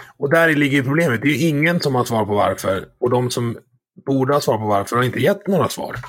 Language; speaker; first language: Swedish; native; Swedish